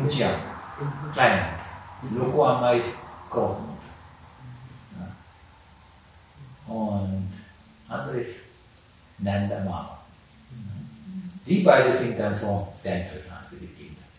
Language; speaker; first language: German; non-native, learner; Sinhala